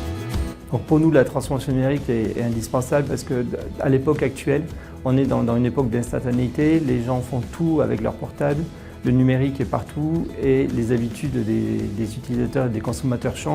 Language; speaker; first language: French; native; French